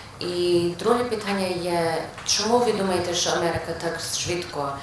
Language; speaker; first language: Ukrainian; early bilingual, heritage; Ukrainian